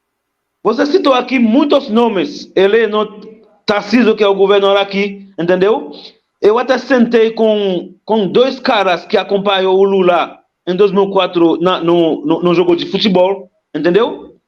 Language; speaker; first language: Portuguese; non-native, fluent; Haitian Creole